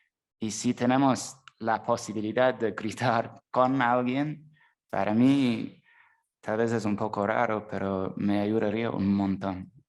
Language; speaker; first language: Spanish; non-native, fluent; English